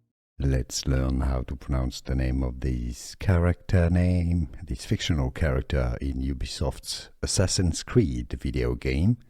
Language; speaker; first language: English; non-native, fluent; French